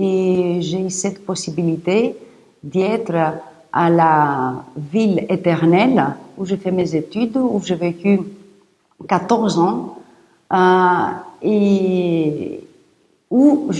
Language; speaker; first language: French; non-native, fluent; Greek